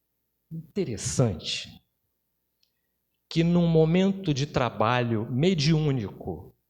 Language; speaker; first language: Portuguese; native; Portuguese